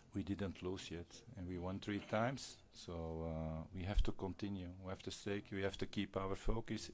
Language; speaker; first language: English; non-native, fluent; Dutch